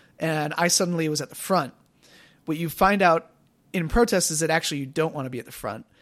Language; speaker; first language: English; native; English